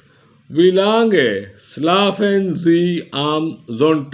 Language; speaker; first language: German; non-native, learner; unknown